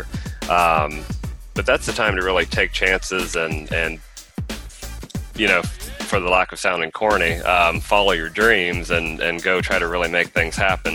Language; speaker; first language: English; native; English